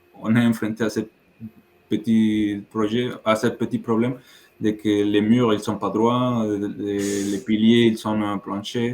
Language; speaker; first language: French; non-native, fluent; Spanish